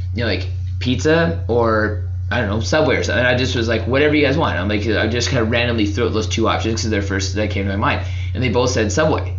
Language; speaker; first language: English; native; English